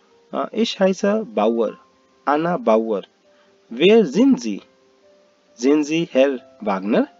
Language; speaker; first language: German; non-native, fluent; Hindi